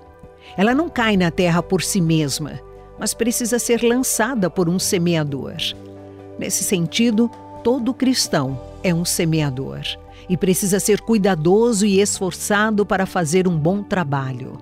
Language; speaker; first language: Portuguese; native; Portuguese